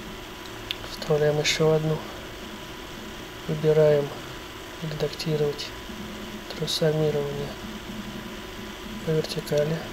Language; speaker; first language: Russian; native; Russian